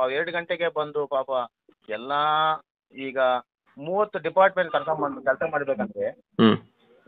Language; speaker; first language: Kannada; native; Kannada